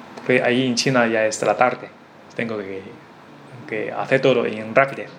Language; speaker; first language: Spanish; non-native, learner; Chinese